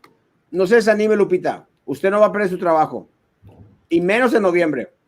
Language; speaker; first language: Spanish; non-native, local second language; English